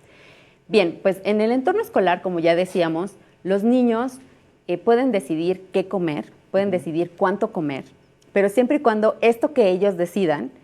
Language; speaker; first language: Spanish; native; Spanish